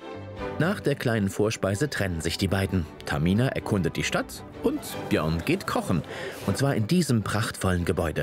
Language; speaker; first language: German; native; German